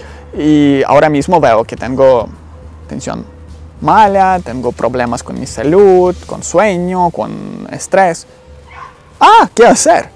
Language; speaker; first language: Spanish; non-native, learner; Ukrainian